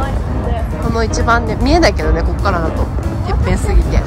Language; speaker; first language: Japanese; native; Japanese